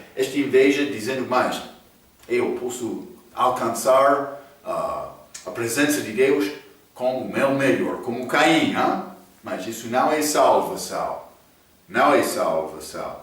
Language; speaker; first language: Portuguese; non-native, fluent; English